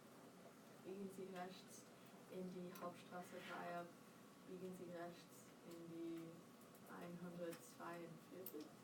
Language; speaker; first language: German; non-native, learner; English